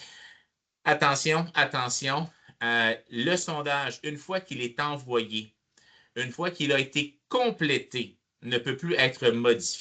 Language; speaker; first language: French; native; French